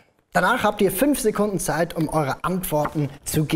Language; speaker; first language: German; native; German